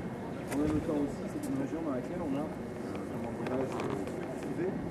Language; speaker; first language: French; native; French